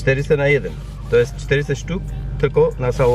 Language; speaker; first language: Polish; non-native, learner; Turkish